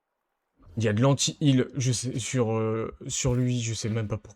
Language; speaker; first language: French; native; French